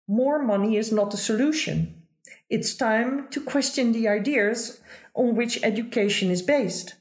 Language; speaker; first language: English; non-native, fluent; Dutch